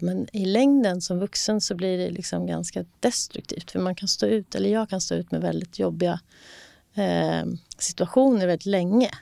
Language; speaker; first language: Swedish; native; Swedish